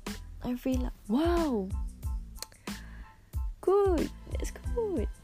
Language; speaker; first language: English; non-native, local second language; Malay